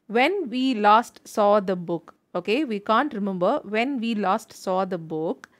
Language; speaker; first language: English; non-native, local second language; Tamil